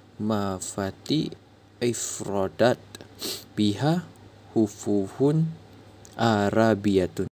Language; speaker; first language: Arabic; non-native, learner; Malay